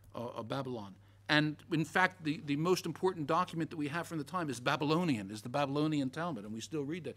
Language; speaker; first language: English; native; English